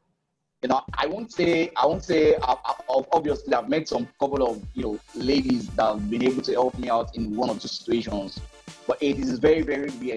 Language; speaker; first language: English; non-native, local second language; Yoruba